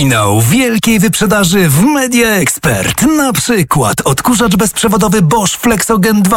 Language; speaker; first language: Polish; native; Polish